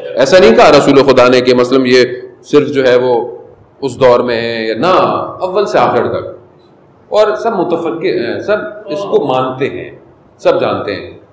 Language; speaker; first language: Urdu; non-native, local second language; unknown